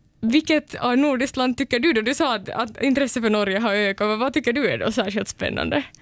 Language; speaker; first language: Swedish; native; Swedish